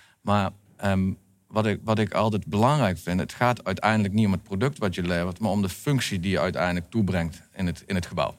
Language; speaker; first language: Dutch; native; Dutch